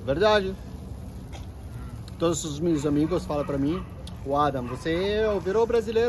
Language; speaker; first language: Portuguese; non-native, learner; Arabic